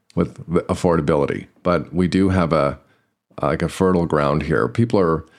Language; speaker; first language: English; native; English